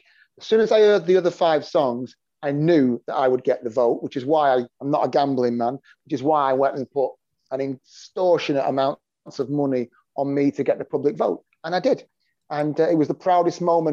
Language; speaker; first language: English; native; English